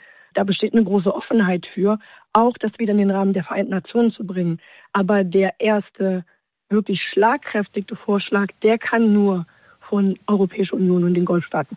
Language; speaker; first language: German; native; German